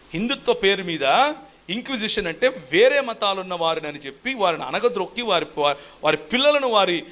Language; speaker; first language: Telugu; native; Telugu